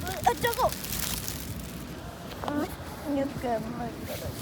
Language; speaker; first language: Korean; non-native, fluent; Japanese